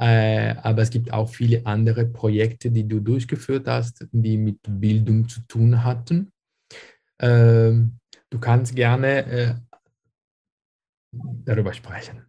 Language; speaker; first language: German; non-native, fluent; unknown